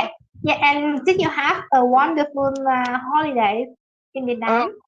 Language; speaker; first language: English; non-native, learner; Vietnamese